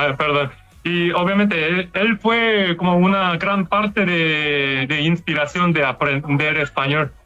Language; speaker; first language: Spanish; non-native, learner; Korean